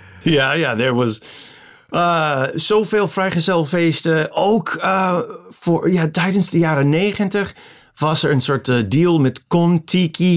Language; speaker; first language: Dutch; non-native, fluent; English